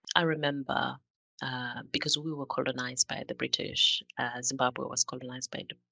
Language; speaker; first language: English; non-native, local second language; Shona